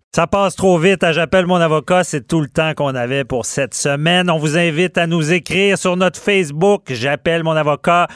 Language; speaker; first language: French; native; French